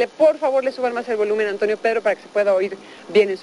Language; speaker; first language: Spanish; native; Spanish